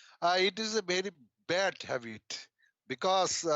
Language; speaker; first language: English; non-native, learner; Bangla